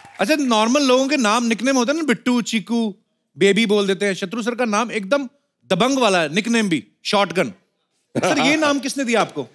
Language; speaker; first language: Hindi; non-native, local second language; Punjabi